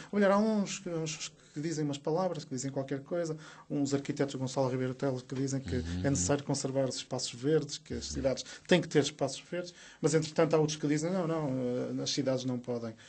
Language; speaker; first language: Portuguese; native; Portuguese